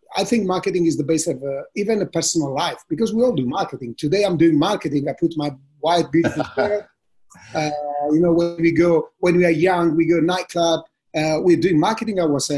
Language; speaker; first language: English; non-native, fluent; Italian